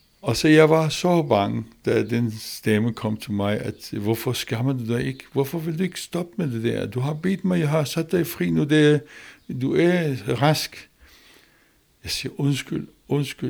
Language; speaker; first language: Danish; non-native, learner; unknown